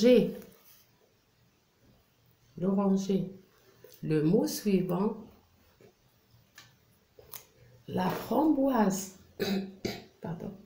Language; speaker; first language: French; non-native, local second language; Arabic